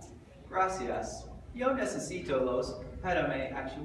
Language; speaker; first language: Spanish; non-native, learner; English